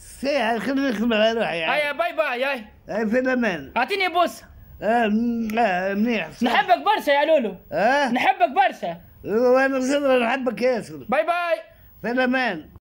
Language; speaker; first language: Arabic; native; Arabic